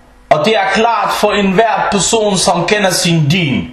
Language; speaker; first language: Danish; early bilingual, other home language; Arabic